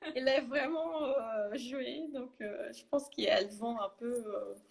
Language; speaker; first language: French; non-native, fluent; Portuguese